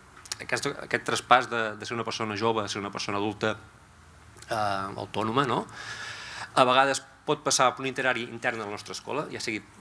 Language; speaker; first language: Catalan; native; Catalan